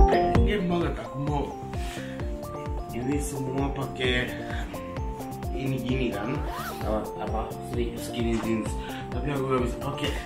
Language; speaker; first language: Indonesian; non-native, fluent; Japanese